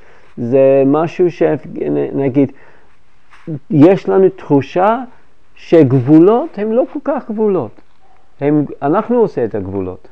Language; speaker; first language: Hebrew; non-native, fluent; English